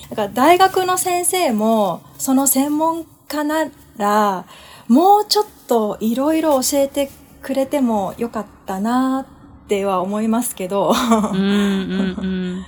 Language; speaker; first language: Japanese; native; Japanese